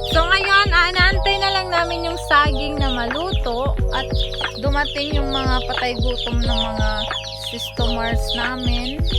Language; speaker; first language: Filipino; non-native, local second language; Waray